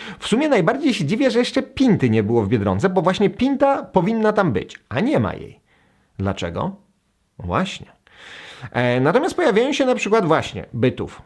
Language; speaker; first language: Polish; native; Polish